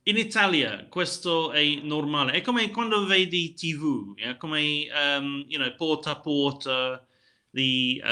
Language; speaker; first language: Italian; non-native, learner; English